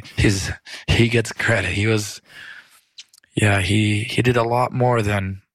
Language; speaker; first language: English; early bilingual, other home language; Romanian